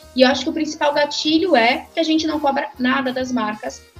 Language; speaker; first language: Portuguese; native; Portuguese